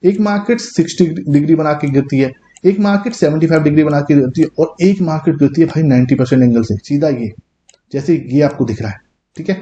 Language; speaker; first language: Hindi; native; Hindi